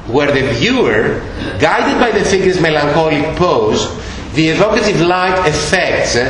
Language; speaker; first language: English; non-native, fluent; Greek